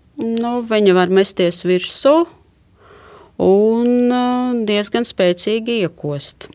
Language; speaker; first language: Latvian; native; Latvian